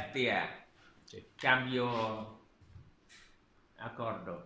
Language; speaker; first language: Italian; non-native, learner; Vietnamese